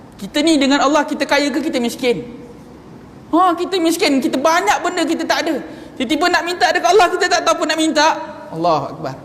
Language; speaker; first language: Malay; native; Malay